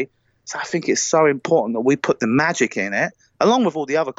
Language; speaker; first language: English; native; English